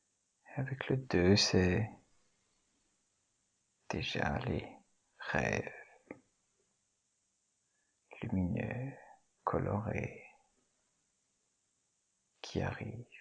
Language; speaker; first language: French; native; French